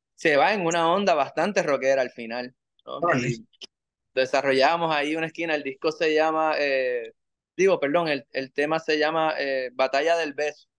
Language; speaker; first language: Spanish; native; Spanish